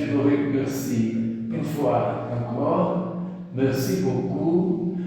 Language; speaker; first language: French; non-native, learner; Portuguese